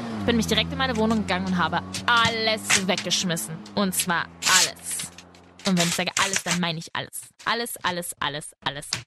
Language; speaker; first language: German; early bilingual, other home language; Spanish